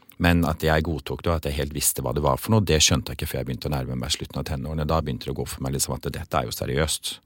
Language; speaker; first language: Norwegian; early bilingual, other home language; English